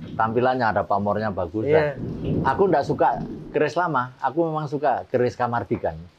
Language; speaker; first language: Indonesian; native; Indonesian